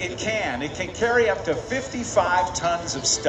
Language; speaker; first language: English; native; English